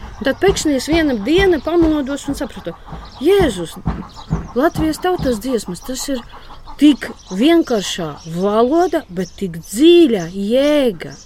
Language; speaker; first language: Latvian; non-native, local second language; Russian